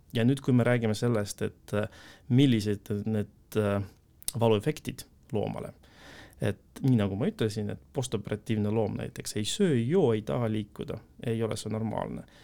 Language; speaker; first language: Estonian; non-native, local second language; Russian